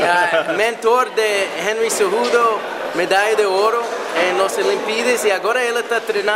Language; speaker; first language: Portuguese; non-native, learner; English